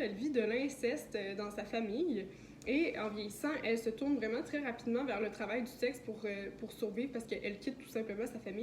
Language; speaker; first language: French; native; French